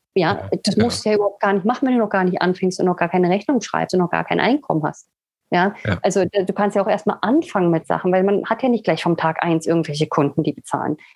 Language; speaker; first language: German; native; German